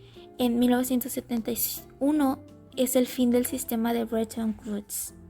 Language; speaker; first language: Spanish; native; Spanish